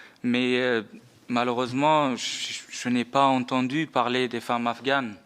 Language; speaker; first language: French; non-native, fluent; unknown